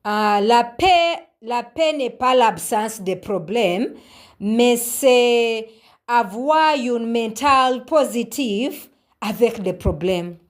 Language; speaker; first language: French; non-native, learner; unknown